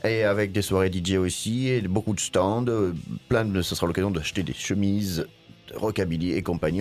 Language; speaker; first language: French; native; French